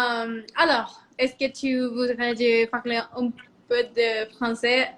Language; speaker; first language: French; non-native, learner; Spanish